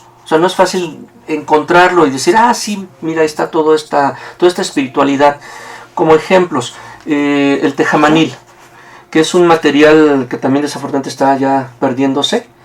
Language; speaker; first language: Spanish; native; Spanish